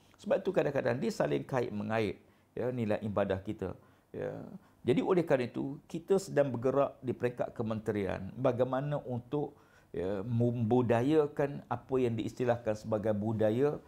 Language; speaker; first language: Malay; native; Malay